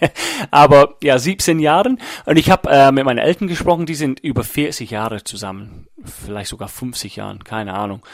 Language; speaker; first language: German; non-native, fluent; English